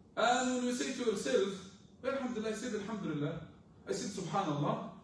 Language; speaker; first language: English; non-native, fluent; Arabic